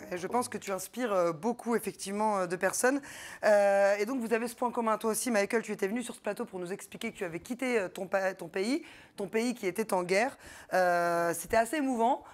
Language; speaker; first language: French; native; French